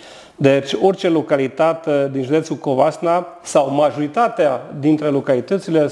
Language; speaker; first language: Romanian; non-native, local second language; Hungarian